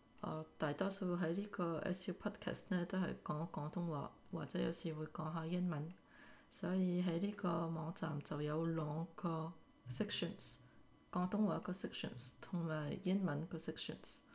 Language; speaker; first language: Cantonese; early bilingual, heritage; Cantonese